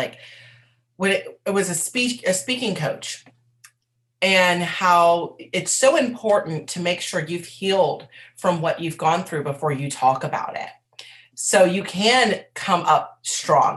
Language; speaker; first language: English; native; English